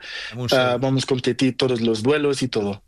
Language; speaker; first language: Spanish; non-native, learner; Portuguese